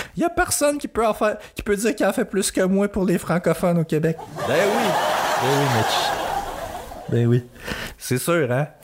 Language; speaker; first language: French; native; French